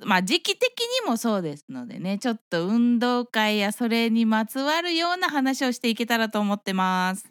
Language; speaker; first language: Japanese; early bilingual, heritage; Japanese